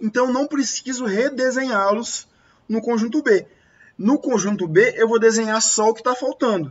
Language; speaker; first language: Portuguese; native; Portuguese